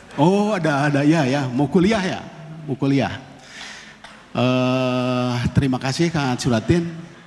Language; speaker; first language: Indonesian; non-native, local second language; Sundanese